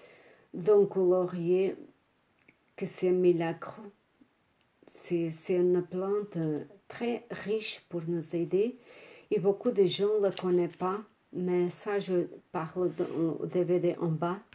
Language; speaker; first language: French; non-native, fluent; Portuguese